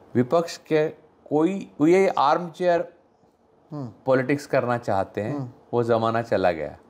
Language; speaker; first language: Hindi; non-native, local second language; Marathi